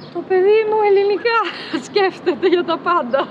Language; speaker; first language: Greek; non-native, fluent; Albanian